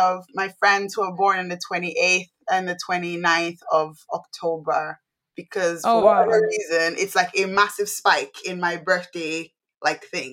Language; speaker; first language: English; non-native, local second language; Yoruba